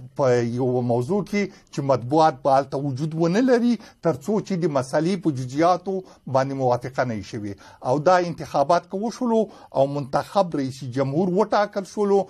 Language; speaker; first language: Pashto; native; Pashto